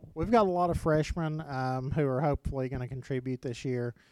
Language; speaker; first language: English; native; English